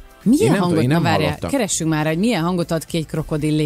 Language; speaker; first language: Hungarian; native; Hungarian